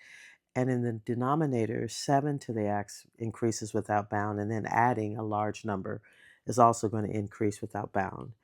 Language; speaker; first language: English; native; English